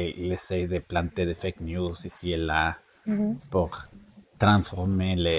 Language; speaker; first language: French; non-native, learner; Spanish